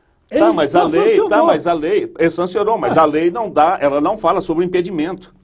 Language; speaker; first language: Portuguese; native; Portuguese